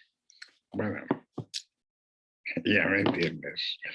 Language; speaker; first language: Spanish; non-native, local second language; Catalan